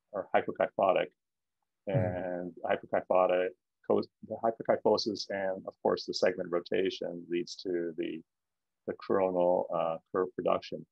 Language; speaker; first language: English; native; English